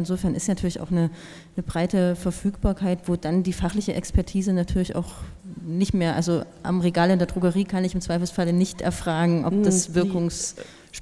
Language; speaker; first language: German; native; German